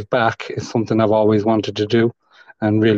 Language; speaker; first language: English; native; English